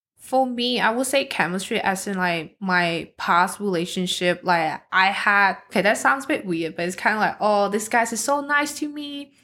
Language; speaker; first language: English; non-native, local second language; Cantonese